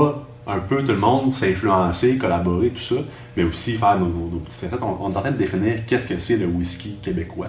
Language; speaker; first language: French; native; French